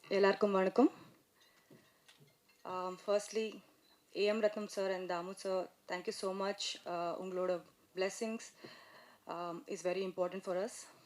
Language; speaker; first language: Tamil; non-native, learner; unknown